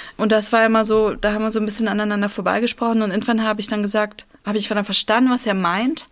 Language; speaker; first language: German; early bilingual, other home language; Russian